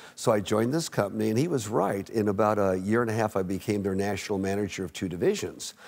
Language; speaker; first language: English; native; English